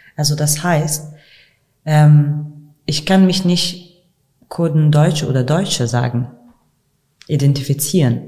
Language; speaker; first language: German; non-native, fluent; Arabic